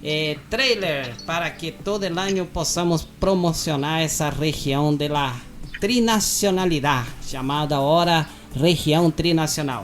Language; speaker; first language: Portuguese; non-native, fluent; Spanish